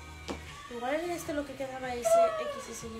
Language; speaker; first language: Spanish; native; Spanish